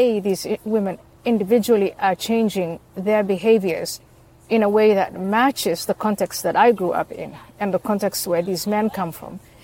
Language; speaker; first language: English; non-native, fluent; Somali